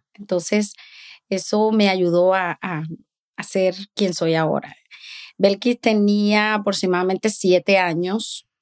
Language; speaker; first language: Spanish; native; Spanish